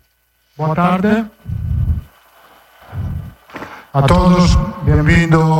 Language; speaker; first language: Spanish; non-native, fluent; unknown